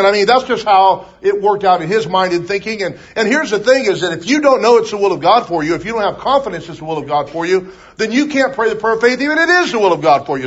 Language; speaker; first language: English; native; English